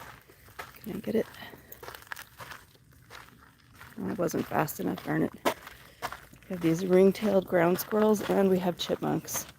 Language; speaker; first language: English; native; English